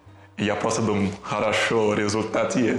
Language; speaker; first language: Russian; non-native, fluent; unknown